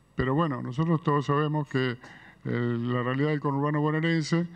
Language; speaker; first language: Spanish; native; Spanish